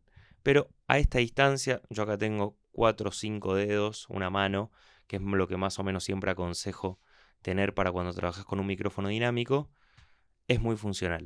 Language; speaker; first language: Spanish; native; Spanish